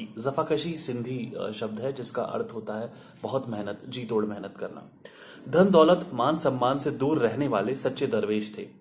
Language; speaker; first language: Hindi; non-native, local second language; Sindhi